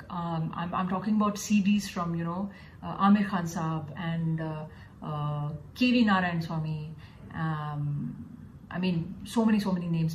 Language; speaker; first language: English; early bilingual, other home language; Tamil